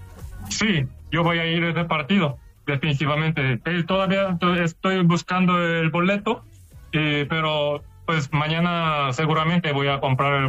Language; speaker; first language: Spanish; non-native, fluent; Korean